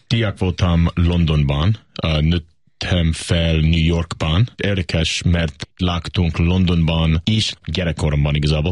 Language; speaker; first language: Hungarian; non-native, learner; English